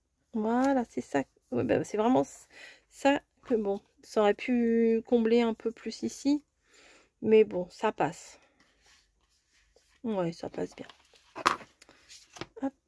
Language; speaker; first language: French; native; French